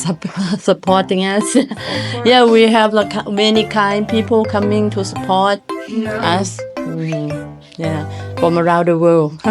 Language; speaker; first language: English; non-native, local second language; Thai